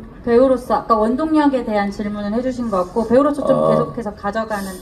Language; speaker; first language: Korean; native; Korean